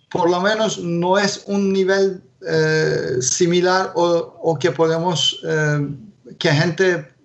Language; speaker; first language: Spanish; non-native, fluent; Turkish